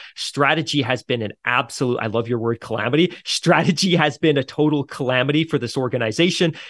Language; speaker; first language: English; native; English